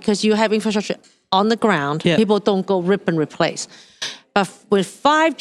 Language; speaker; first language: English; non-native, local second language; Cantonese